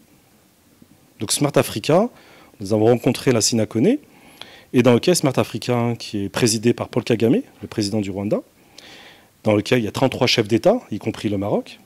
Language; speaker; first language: French; non-native, local second language; Arabic